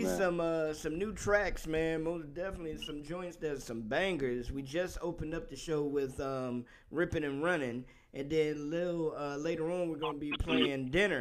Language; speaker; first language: English; native; English